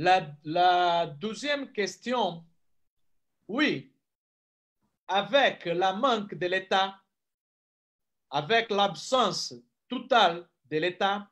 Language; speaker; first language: French; non-native, fluent; Portuguese